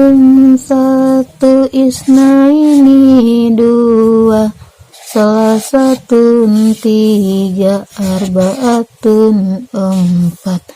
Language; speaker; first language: Arabic; non-native, learner; Indonesian